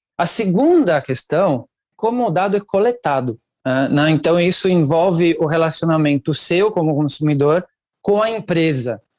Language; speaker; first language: Portuguese; non-native, fluent; Italian